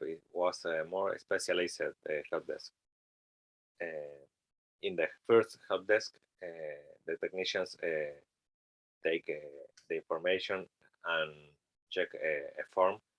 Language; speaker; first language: English; non-native, learner; Spanish